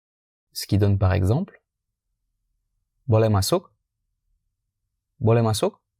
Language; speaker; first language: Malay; non-native, fluent; French